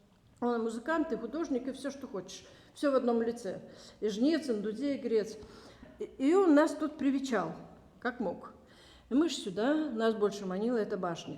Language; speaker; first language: Russian; native; Russian